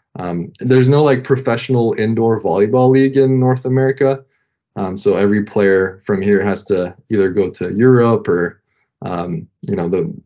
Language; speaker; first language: English; non-native, fluent; French